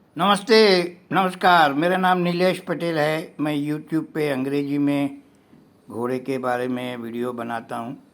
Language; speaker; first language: Hindi; non-native, local second language; Gujarati